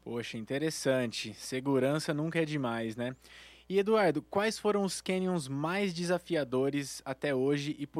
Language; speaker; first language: Portuguese; native; Portuguese